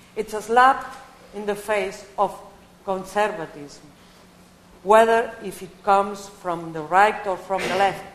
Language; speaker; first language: English; non-native, learner; Catalan